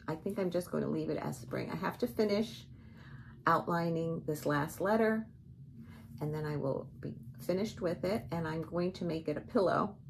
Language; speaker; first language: English; native; English